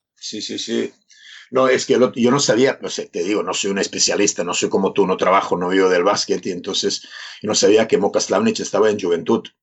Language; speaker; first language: Spanish; non-native, fluent; Serbian